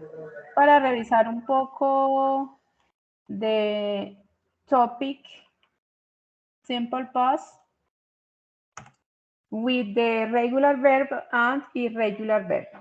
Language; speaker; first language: English; non-native, fluent; Spanish